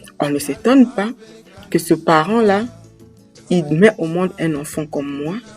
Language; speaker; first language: French; native; French